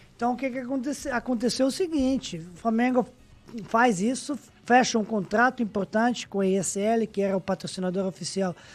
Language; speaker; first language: Portuguese; non-native, fluent; Serbian